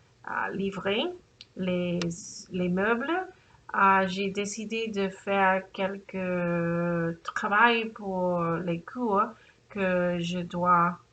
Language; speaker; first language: French; non-native, learner; English